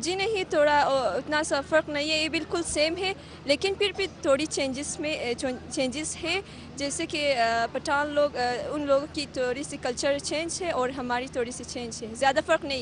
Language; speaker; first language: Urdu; non-native, local second language; Hazaragi